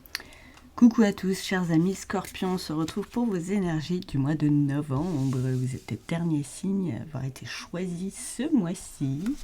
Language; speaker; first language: French; native; French